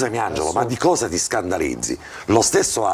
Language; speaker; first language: Italian; native; Italian